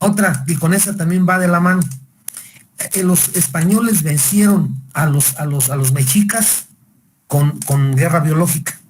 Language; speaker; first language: Spanish; native; Spanish